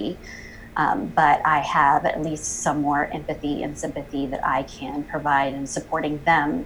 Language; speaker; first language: English; native; English